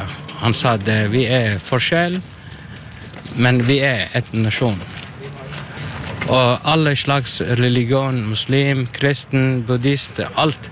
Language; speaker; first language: Norwegian; non-native, learner; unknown